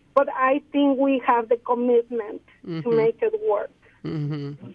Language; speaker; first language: English; non-native, fluent; Spanish